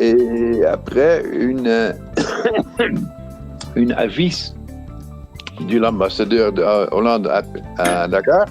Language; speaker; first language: French; non-native, fluent; Dutch